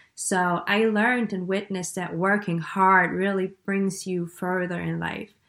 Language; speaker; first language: English; non-native, fluent; German